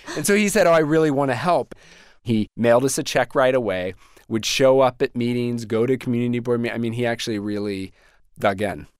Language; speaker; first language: English; native; English